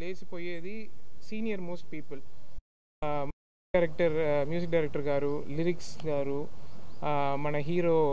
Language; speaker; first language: Telugu; non-native, learner; Tamil